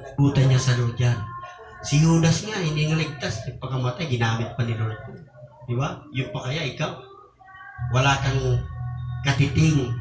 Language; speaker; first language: Filipino; native; Filipino